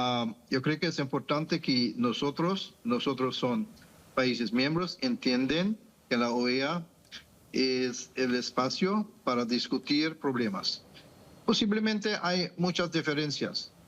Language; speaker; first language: Spanish; non-native, fluent; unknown